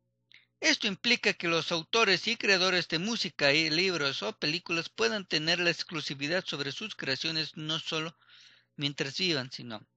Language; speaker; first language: Spanish; native; Spanish